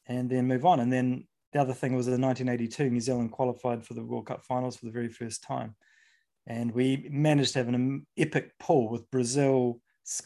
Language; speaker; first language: English; native; English